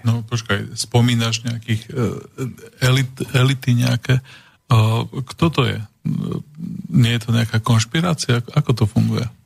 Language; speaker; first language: Slovak; native; Slovak